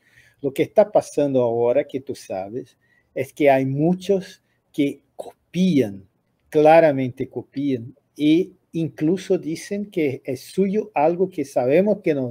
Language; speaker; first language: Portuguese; non-native, fluent; Spanish